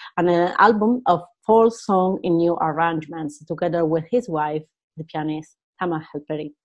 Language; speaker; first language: English; non-native, fluent; Italian